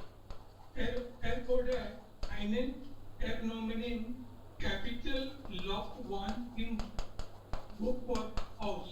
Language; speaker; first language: German; non-native, learner; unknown